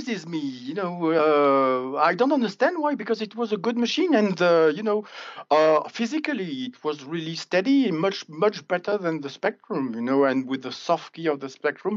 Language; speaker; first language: English; non-native, fluent; French